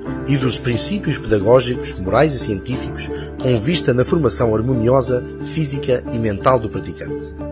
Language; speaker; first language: Portuguese; native; Portuguese